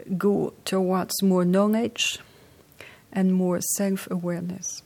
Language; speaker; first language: English; non-native, fluent; French